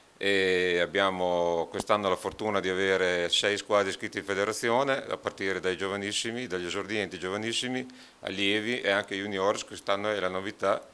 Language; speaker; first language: Italian; native; Italian